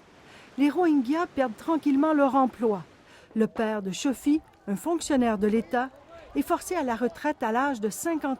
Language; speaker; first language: French; native; French